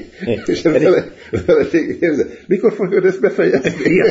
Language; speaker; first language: Hungarian; early bilingual, heritage; Hungarian